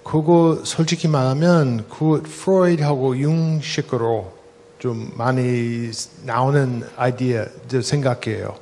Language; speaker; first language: Korean; non-native, fluent; English